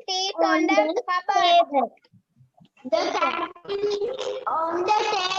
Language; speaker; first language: English; non-native, learner; Sinhala